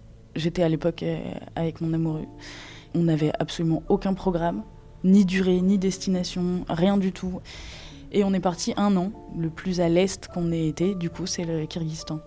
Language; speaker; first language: French; native; French